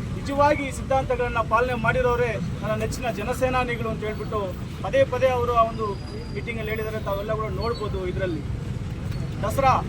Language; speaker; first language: Kannada; non-native, local second language; Telugu